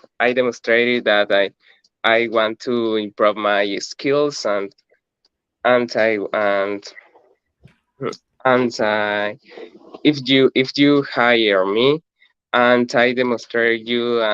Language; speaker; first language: English; non-native, learner; Spanish